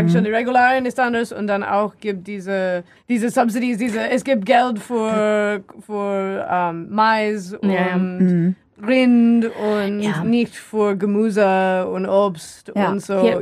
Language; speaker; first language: German; non-native, learner; English